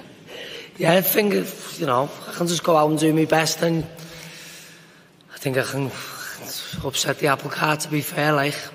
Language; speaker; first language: English; native; English